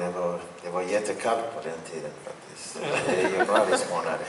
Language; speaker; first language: Swedish; non-native, fluent; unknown